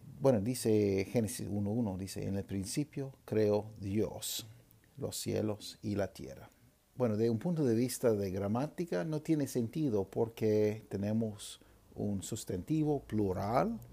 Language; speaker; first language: Spanish; non-native, fluent; English